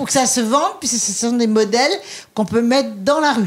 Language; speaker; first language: French; native; French